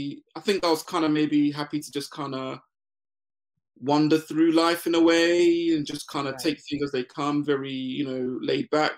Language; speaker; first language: English; native; English